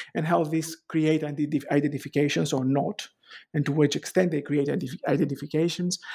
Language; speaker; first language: English; non-native, fluent; Greek